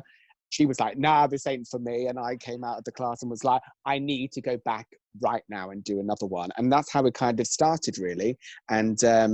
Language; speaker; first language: English; native; English